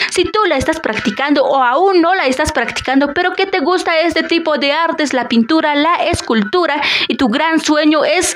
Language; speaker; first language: Spanish; native; Spanish